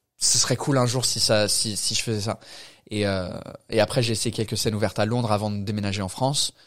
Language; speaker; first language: French; non-native, fluent; English